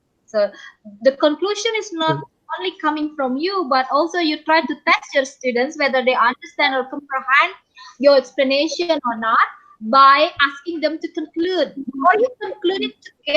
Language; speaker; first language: English; non-native, fluent; Indonesian